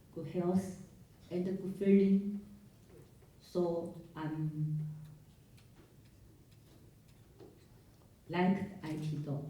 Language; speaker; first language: English; non-native, learner; Chinese